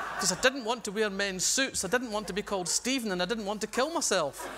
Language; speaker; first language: English; native; English